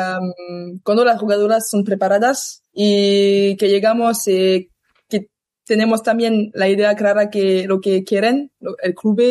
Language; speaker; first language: Spanish; non-native, learner; French